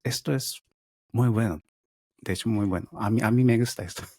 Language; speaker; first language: Spanish; non-native, learner; Japanese